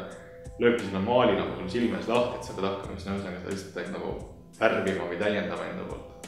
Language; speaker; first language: Estonian; native; Estonian